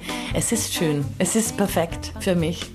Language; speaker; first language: German; non-native, fluent; Dutch